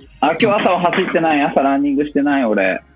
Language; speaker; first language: Japanese; native; Japanese